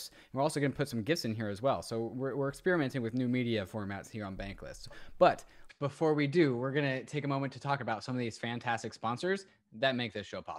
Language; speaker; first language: English; native; English